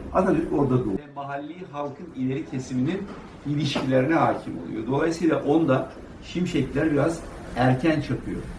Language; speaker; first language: Turkish; native; Turkish